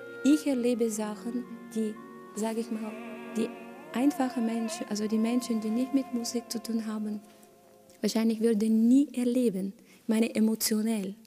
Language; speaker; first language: German; non-native, fluent; Bulgarian